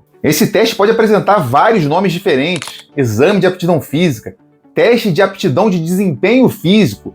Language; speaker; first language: Portuguese; native; Portuguese